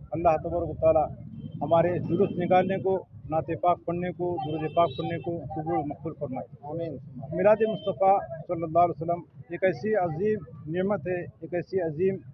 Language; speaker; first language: Urdu; native; Urdu